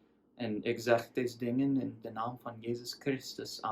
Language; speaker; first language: Dutch; non-native, learner; English